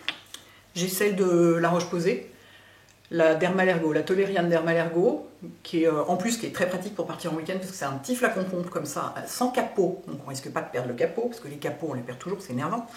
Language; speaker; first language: French; native; French